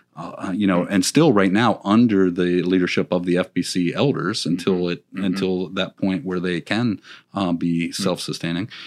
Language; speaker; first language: English; native; English